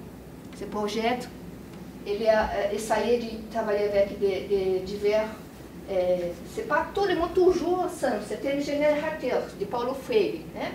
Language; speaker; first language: French; non-native, learner; Portuguese